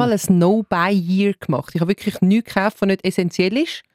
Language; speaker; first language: German; native; German